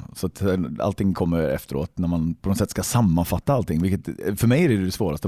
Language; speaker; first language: Swedish; native; Swedish